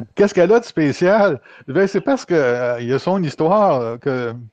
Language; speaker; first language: French; native; French